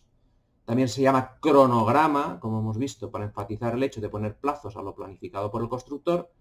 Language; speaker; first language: Spanish; native; Spanish